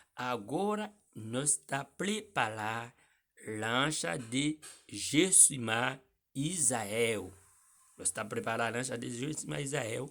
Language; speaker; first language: Portuguese; non-native, learner; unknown